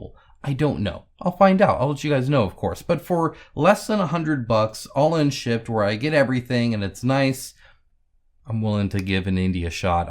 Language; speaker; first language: English; native; English